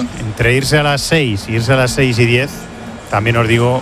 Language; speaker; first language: Spanish; native; Spanish